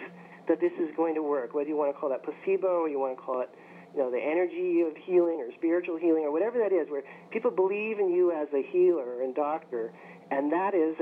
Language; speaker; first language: English; native; English